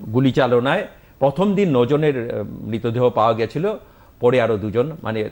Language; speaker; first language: Bangla; native; Bangla